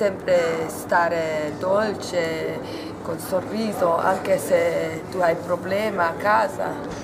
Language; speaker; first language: Italian; non-native, learner; Hungarian